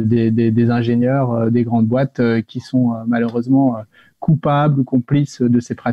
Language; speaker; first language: French; native; French